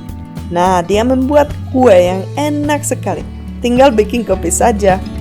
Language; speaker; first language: Indonesian; non-native, fluent; Czech